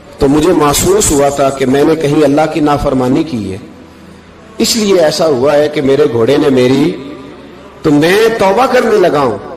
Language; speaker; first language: Urdu; non-native, local second language; Punjabi